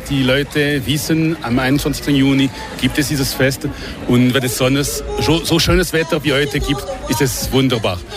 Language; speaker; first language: German; non-native, local second language; French